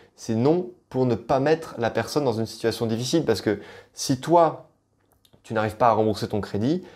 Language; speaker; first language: French; native; French